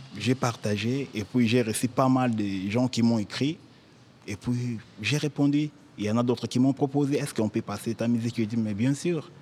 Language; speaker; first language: French; non-native, local second language; Lingala